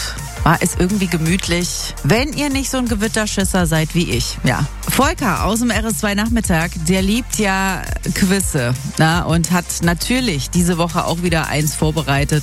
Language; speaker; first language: German; native; German